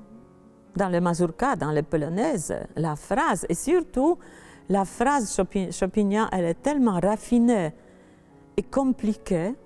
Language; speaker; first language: French; non-native, fluent; Polish